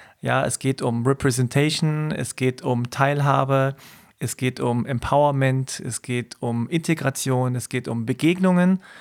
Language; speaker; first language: German; early bilingual, other home language; Korean